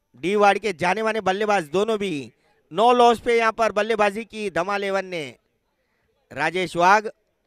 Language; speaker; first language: Hindi; non-native, local second language; Marathi